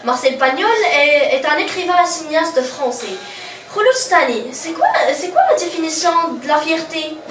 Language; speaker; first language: French; non-native, local second language; Arabic